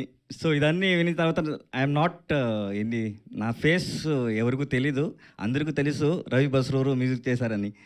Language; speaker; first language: Telugu; non-native, learner; Kannada